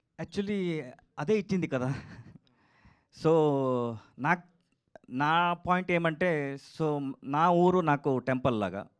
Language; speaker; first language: Telugu; non-native, learner; Kannada